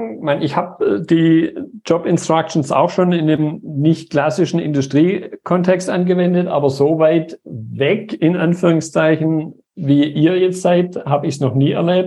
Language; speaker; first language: German; native; German